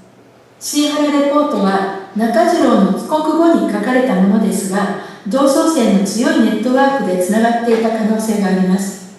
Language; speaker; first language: Japanese; native; Japanese